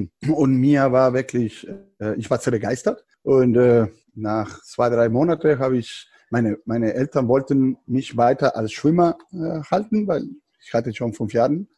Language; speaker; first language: German; non-native, fluent; Spanish